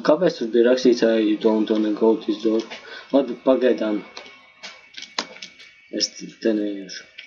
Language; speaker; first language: Latvian; native; Latvian